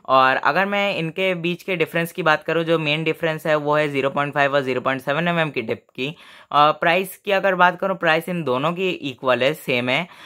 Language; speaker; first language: Hindi; native; Hindi